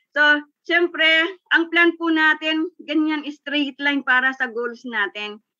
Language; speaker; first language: Filipino; native; Filipino